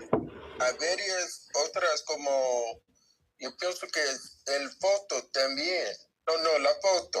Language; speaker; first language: Spanish; non-native, learner; English